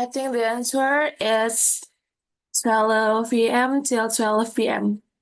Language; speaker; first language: English; non-native, learner; Indonesian